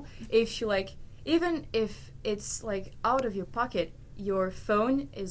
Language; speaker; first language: English; non-native, learner; French